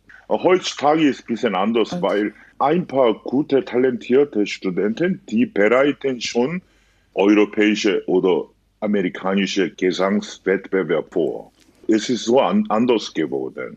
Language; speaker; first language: German; non-native, fluent; Korean